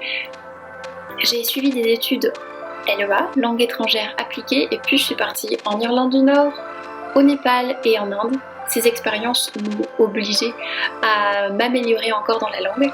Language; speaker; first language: French; native; French